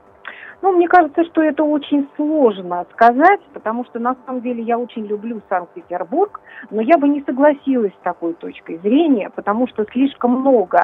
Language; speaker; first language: Russian; native; Russian